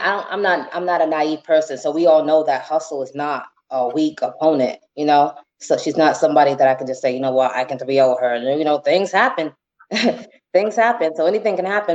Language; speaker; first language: English; native; English